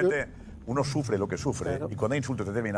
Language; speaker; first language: Spanish; native; Spanish